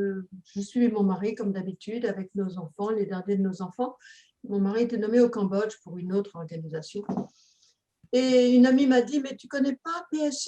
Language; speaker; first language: French; native; French